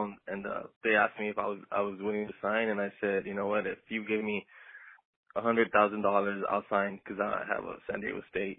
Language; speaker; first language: English; native; English